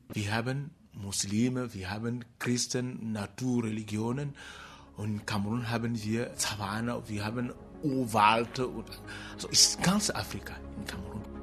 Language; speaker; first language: German; non-native, fluent; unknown